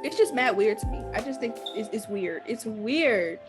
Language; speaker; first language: English; native; English